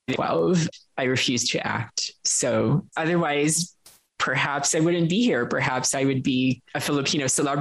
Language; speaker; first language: English; non-native, local second language; Filipino